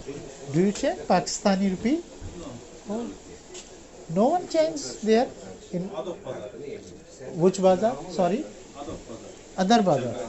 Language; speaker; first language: English; non-native, learner; Brahui